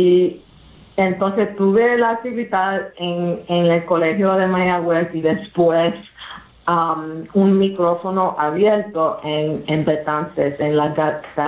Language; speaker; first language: Spanish; early bilingual, heritage; English